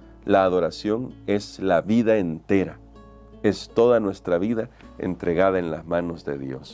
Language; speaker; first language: Spanish; native; Spanish